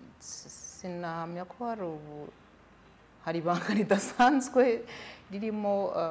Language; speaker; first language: Kinyarwanda; native; Kinyarwanda